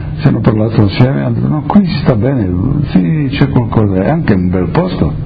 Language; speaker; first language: Italian; early bilingual, heritage; Italian